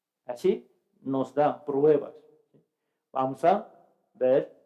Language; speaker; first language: Spanish; non-native, fluent; Korean